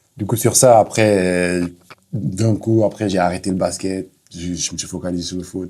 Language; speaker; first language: French; non-native, local second language; Wolof